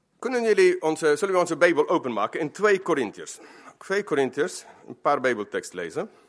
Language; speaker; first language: Dutch; non-native, fluent; Spanish